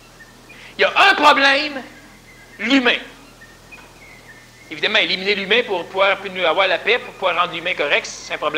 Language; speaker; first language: French; native; French